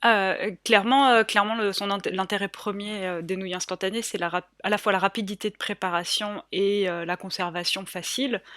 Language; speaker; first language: French; native; French